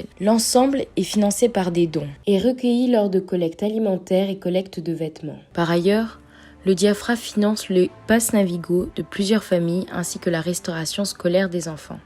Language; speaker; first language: French; native; French